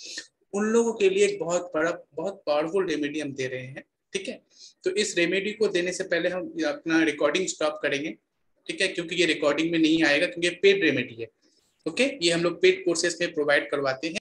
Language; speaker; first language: Hindi; native; Hindi